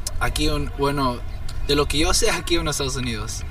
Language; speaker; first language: Spanish; early bilingual, heritage; Spanish